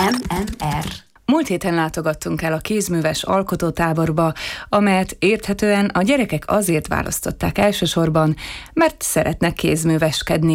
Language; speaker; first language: Hungarian; native; Hungarian